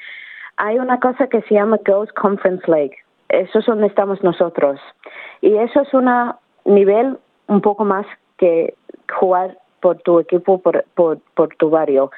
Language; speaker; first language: Spanish; early bilingual, heritage; Spanish